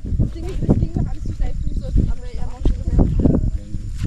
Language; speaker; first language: German; native; German